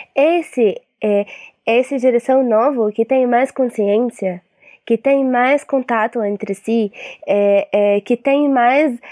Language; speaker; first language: Portuguese; non-native, fluent; Arabic